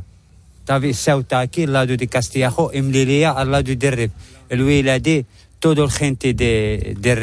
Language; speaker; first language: Spanish; non-native, learner; Arabic